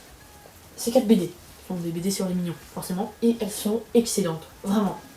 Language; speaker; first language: French; native; French